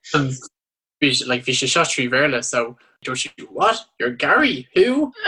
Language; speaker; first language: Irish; non-native, local second language; English